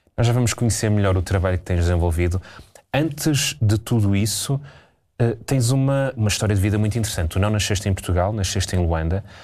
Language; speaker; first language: Portuguese; native; Portuguese